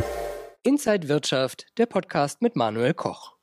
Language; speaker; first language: German; native; German